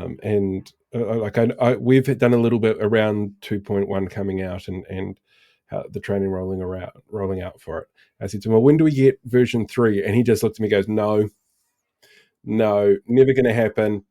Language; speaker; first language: English; native; English